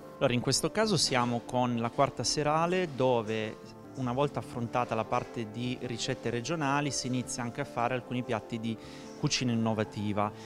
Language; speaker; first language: Italian; native; Italian